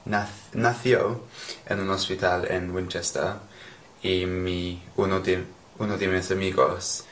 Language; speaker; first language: Spanish; non-native, learner; English